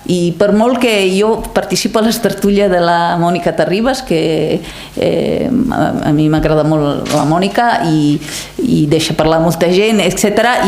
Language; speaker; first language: Catalan; non-native, fluent; Italian